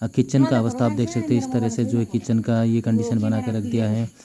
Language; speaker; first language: Hindi; non-native, local second language; Nepali